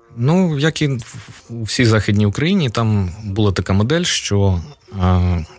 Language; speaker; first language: Ukrainian; native; Ukrainian